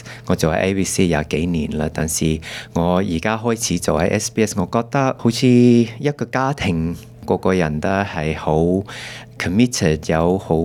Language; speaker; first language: Chinese; early bilingual, heritage; Cantonese